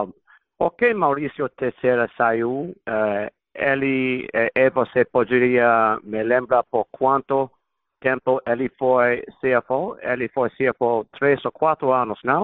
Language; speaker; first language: Portuguese; non-native, fluent; English